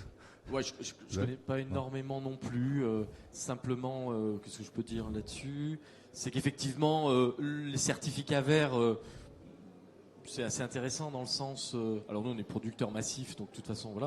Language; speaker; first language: French; native; French